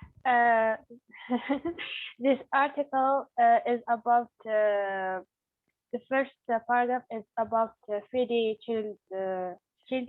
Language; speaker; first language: English; non-native, learner; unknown